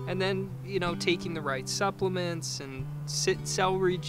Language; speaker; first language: English; native; English